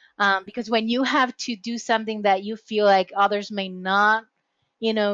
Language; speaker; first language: English; non-native, fluent; Spanish